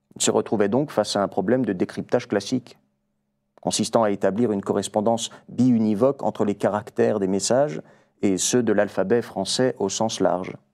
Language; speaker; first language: French; native; French